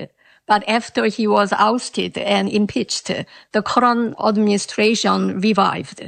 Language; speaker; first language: English; non-native, fluent; Korean